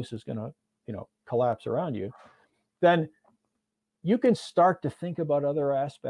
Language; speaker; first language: English; native; English